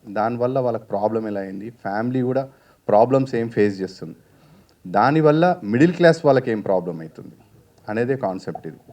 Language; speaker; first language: Telugu; native; Telugu